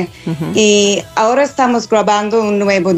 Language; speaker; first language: Spanish; non-native, fluent; English